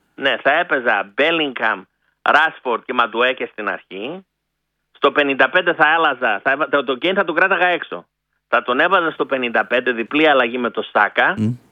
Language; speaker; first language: Greek; early bilingual, heritage; Greek